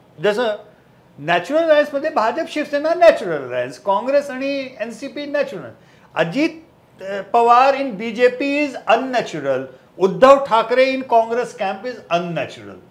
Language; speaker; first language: Marathi; early bilingual, heritage; Marathi